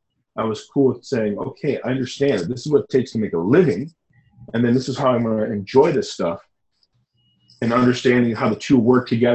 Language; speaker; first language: English; native; English